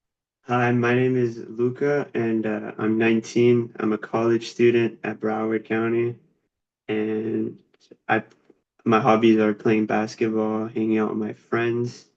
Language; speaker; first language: English; non-native, fluent; French